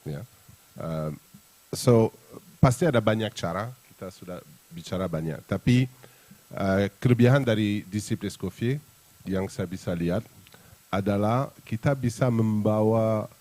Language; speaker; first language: Indonesian; non-native, fluent; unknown